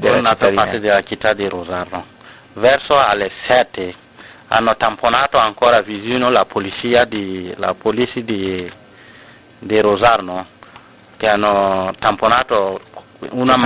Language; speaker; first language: Italian; non-native, learner; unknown